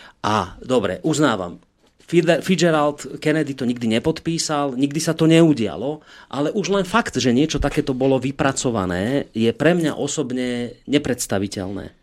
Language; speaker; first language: Slovak; native; Slovak